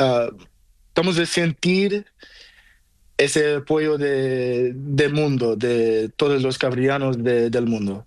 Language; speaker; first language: Spanish; non-native, learner; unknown